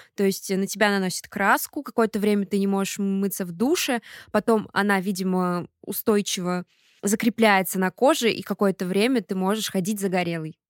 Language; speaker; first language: Russian; native; Russian